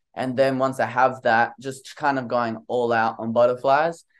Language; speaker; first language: English; native; English